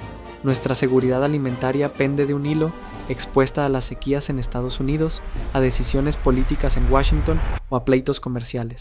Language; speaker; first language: Spanish; native; Spanish